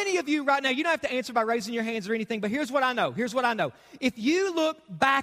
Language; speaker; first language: English; native; English